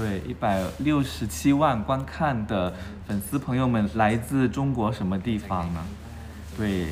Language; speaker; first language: Chinese; non-native, fluent; Thai